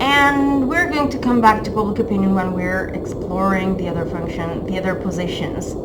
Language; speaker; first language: English; non-native, fluent; Italian